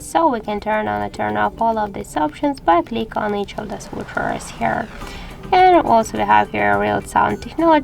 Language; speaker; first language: English; non-native, fluent; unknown